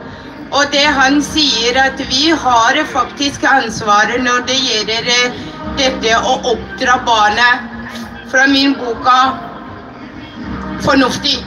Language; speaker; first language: Norwegian; non-native, fluent; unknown